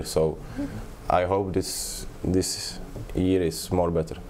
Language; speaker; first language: English; non-native, learner; Czech